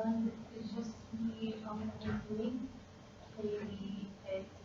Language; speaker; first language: French; non-native, learner; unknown